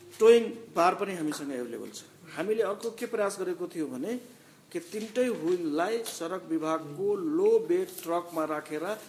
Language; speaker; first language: Nepali; non-native, local second language; Maithili